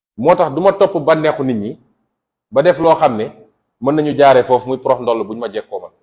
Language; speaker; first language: Wolof; non-native, local second language; Jola-Fonyi